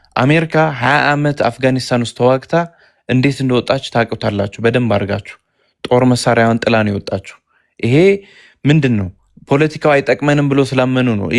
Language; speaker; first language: Amharic; non-native, local second language; Tigrinya